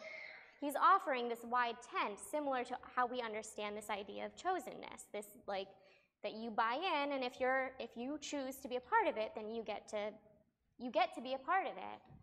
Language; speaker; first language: English; native; English